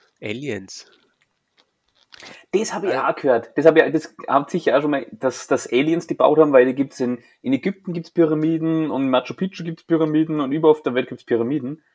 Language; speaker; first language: German; native; German